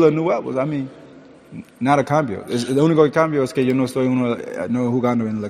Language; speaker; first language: Spanish; early bilingual, heritage; English